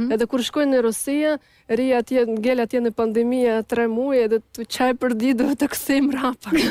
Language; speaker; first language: Albanian; non-native, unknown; Russian